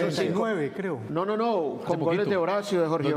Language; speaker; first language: Spanish; native; Spanish